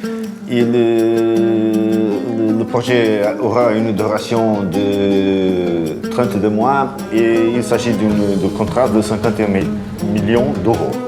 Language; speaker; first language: French; non-native, fluent; Portuguese